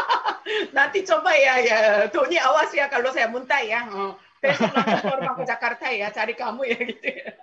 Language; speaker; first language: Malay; non-native, fluent; Korean